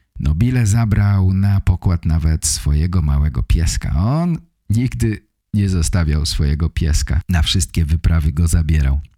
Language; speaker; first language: Polish; native; Polish